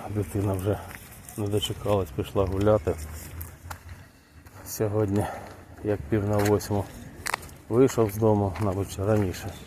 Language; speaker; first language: Ukrainian; native; Ukrainian